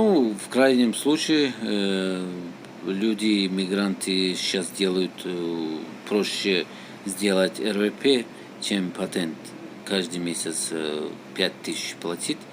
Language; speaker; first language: Russian; non-native, learner; Tajik